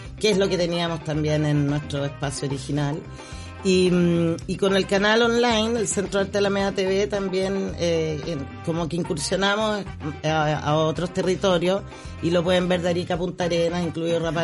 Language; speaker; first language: Spanish; native; Spanish